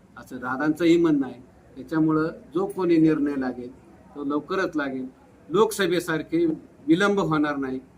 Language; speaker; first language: Marathi; native; Marathi